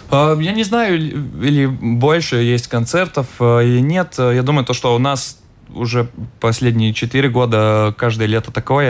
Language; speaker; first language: Russian; non-native, local second language; Latvian